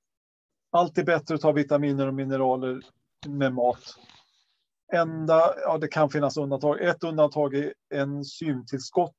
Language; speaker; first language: Swedish; native; Swedish